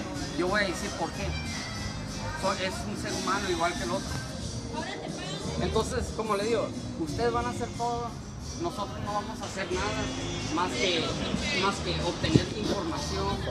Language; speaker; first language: Spanish; early bilingual, heritage; Spanish